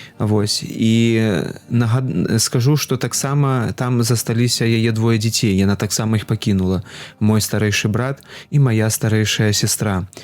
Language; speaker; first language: Belarusian; non-native, local second language; Russian